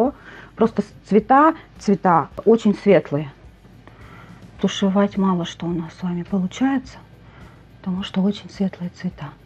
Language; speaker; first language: Russian; native; Russian